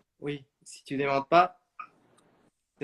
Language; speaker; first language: French; non-native, fluent; Spanish